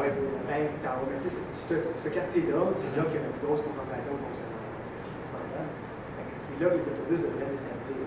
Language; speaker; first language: French; native; French